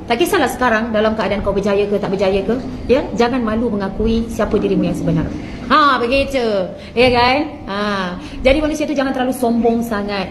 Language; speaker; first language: Malay; native; Malay